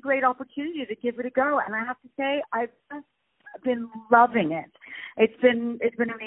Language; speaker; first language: English; native; English